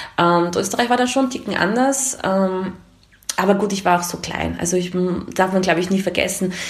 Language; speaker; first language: German; early bilingual, other home language; Hungarian